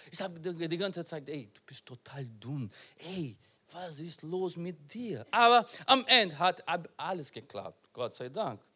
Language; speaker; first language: German; non-native, learner; Portuguese